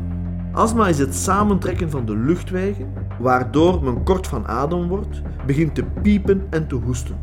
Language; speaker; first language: Dutch; native; Dutch